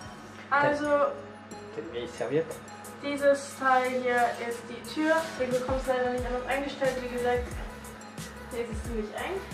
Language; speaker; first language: German; native; German